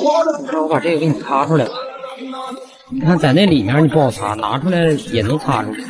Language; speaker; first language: Chinese; native; Chinese